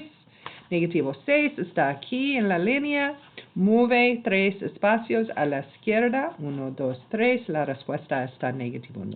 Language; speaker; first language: Spanish; non-native, learner; English